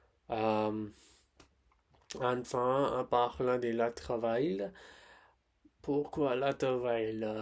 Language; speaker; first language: French; non-native, learner; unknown